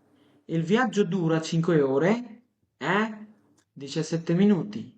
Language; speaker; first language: Italian; non-native, fluent; Bangla